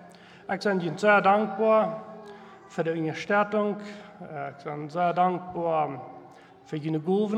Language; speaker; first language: German; non-native, local second language; Plautdietsch